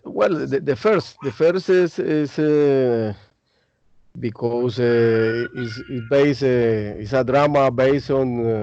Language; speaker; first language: English; non-native, learner; Spanish